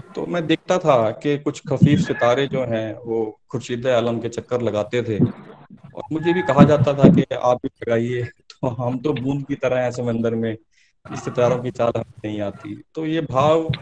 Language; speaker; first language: Hindi; native; Hindi